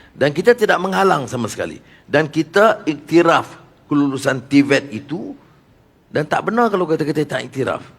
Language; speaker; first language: Malay; native; Malay